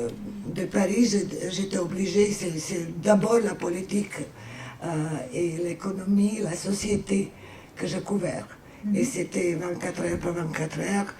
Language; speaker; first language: French; non-native, fluent; Serbian